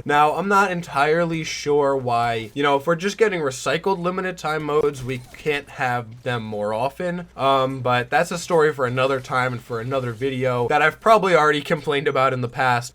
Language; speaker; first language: English; native; English